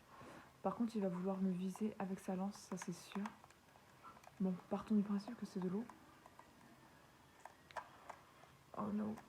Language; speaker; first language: French; native; French